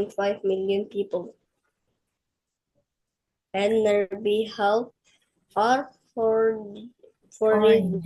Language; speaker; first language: English; non-native, learner; Indonesian